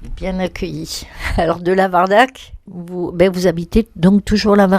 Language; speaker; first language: French; native; French